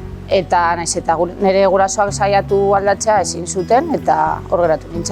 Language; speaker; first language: Basque; non-native, local second language; Spanish